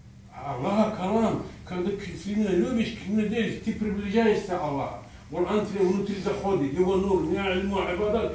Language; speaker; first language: Russian; non-native, local second language; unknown